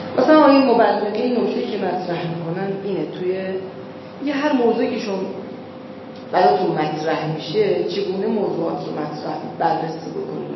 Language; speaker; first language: Persian; native; Persian